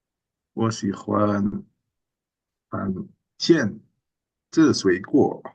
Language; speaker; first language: Chinese; non-native, learner; Indonesian